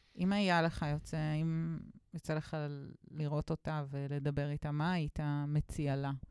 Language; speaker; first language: Hebrew; native; Hebrew